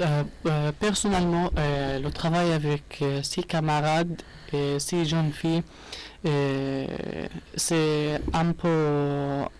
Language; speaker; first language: French; non-native, learner; Arabic